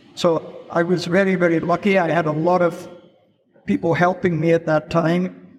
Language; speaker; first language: English; native; English